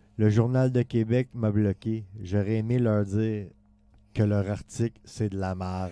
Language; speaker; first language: French; native; French